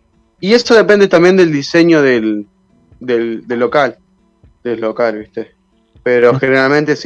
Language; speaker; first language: Spanish; native; Spanish